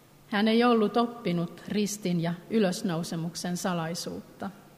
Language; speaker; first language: Finnish; native; Finnish